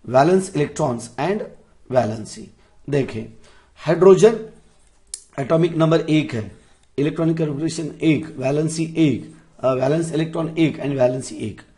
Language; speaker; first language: Hindi; non-native, local second language; Marathi